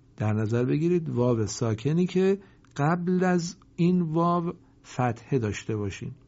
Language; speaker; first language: Persian; native; Persian